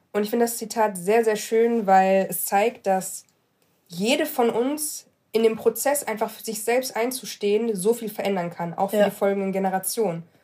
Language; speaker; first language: German; early bilingual, other home language; Arabic